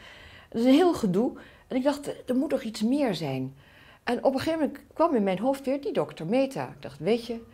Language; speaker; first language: Dutch; native; Dutch